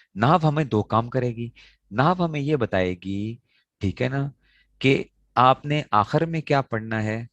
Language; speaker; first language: Urdu; non-native, local second language; Pashto